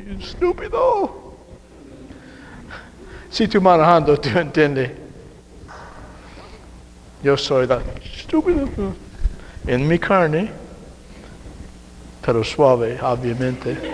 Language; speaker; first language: Spanish; non-native, learner; English